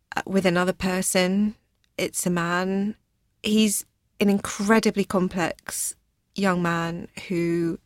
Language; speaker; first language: English; native; English